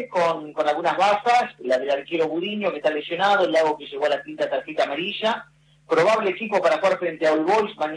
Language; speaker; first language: Spanish; native; Spanish